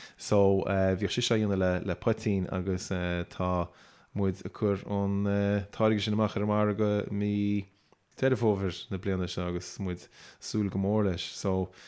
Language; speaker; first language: Irish; native; Irish